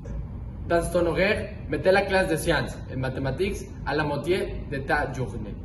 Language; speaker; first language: French; non-native, learner; Spanish